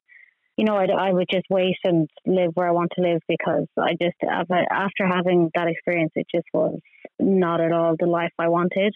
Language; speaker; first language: English; native; English